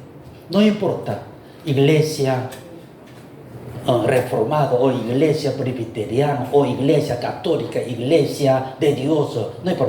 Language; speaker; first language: Spanish; non-native, fluent; Korean